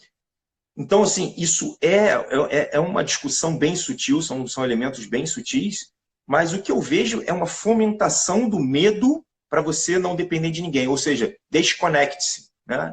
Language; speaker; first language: Portuguese; native; Portuguese